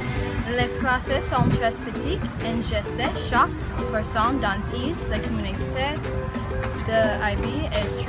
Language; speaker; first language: French; non-native, learner; English